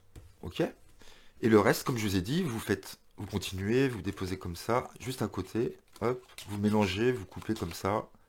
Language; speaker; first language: French; native; French